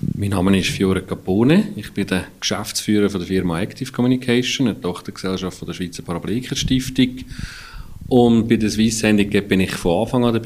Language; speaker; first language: German; native; German